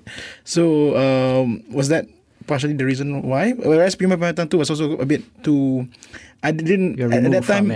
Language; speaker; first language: English; non-native, local second language; Malay